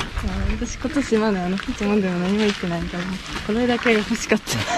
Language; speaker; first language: Ukrainian; non-native, learner; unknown